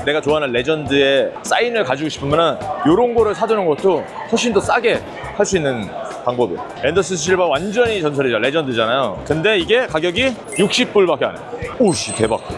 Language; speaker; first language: Korean; native; Korean